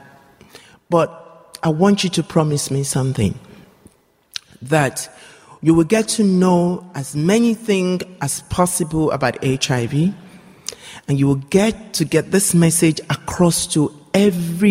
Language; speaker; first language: English; non-native, local second language; Yoruba